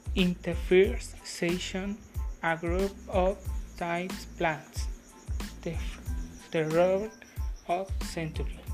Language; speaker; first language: English; non-native, learner; Spanish